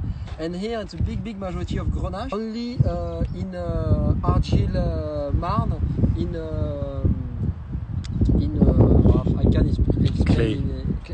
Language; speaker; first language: English; non-native, learner; French